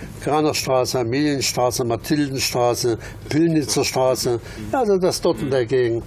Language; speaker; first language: German; early bilingual, other home language; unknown